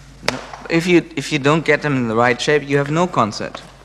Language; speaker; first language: English; non-native, fluent; German